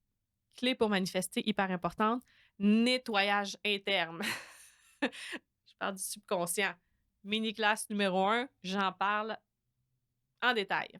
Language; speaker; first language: French; native; French